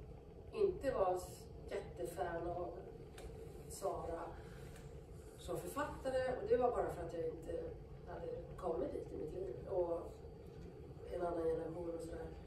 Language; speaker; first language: Swedish; native; Swedish